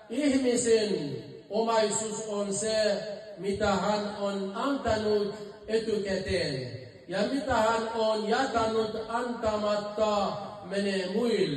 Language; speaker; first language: Finnish; non-native, fluent; Arabic